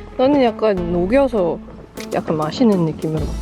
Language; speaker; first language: Korean; non-native, fluent; Swedish